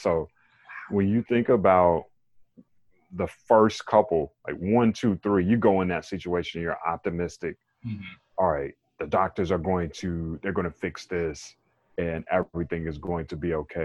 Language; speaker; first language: English; native; English